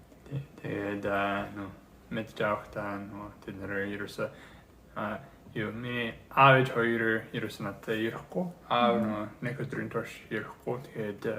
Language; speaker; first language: Mongolian; early bilingual, heritage; English